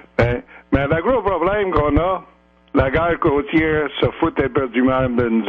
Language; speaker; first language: French; native; French